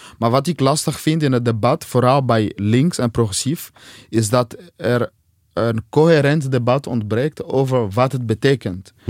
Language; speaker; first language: Dutch; non-native, fluent; Swahili